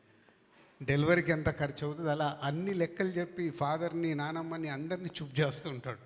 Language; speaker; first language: Telugu; native; Telugu